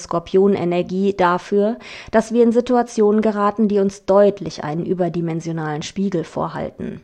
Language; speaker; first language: German; native; German